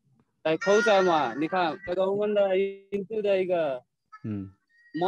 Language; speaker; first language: Chinese; non-native, learner; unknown